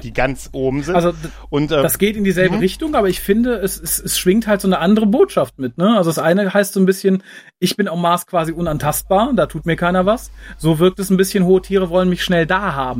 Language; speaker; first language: German; native; German